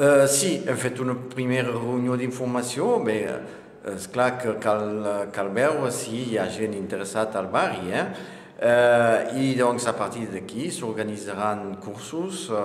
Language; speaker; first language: Catalan; non-native, local second language; French